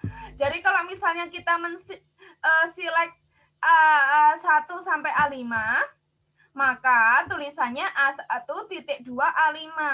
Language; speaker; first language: Indonesian; native; Indonesian